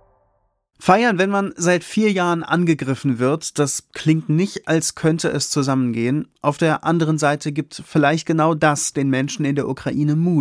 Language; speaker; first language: German; native; German